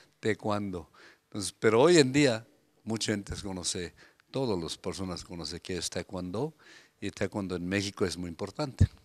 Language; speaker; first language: Spanish; non-native, fluent; Korean